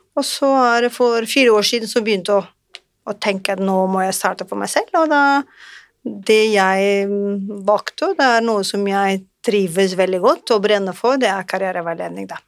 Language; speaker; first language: Norwegian; non-native, fluent; Portuguese